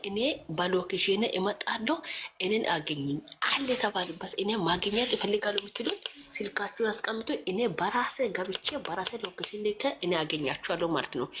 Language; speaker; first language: Amharic; native; Amharic